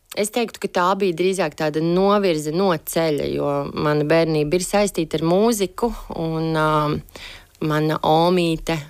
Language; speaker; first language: Latvian; native; Latvian